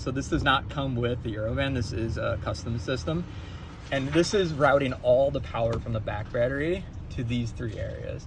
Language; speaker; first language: English; native; English